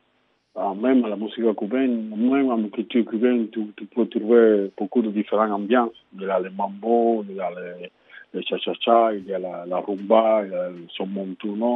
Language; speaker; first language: French; non-native, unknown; Spanish